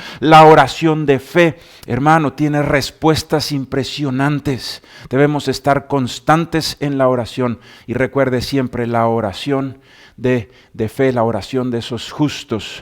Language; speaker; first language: Spanish; native; Spanish